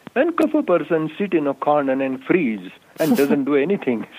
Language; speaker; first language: English; non-native, local second language; Marathi